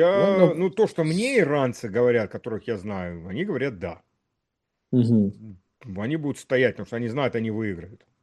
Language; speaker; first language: Russian; early bilingual, heritage; Russian